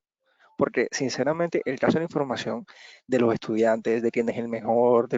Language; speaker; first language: Spanish; native; Spanish